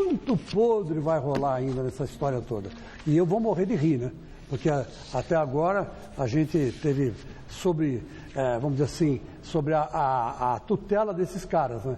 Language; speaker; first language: Portuguese; native; Portuguese